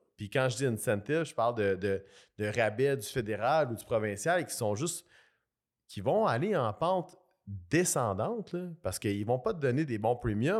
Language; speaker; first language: French; native; French